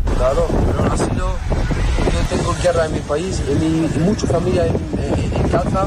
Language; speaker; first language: Spanish; non-native, learner; Arabic